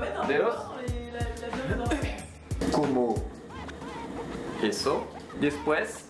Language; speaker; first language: Spanish; non-native, learner; French